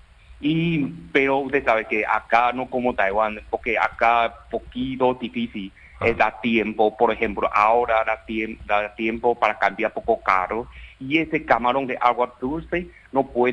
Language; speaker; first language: Spanish; non-native, learner; Chinese